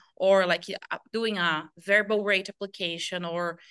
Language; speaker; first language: English; non-native, fluent; Portuguese